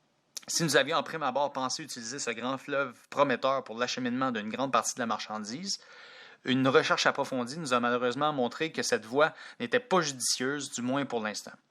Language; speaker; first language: French; native; French